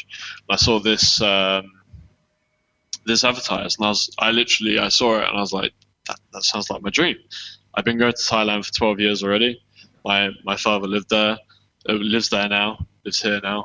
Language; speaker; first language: English; native; English